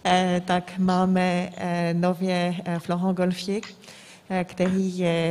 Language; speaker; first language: Czech; non-native, fluent; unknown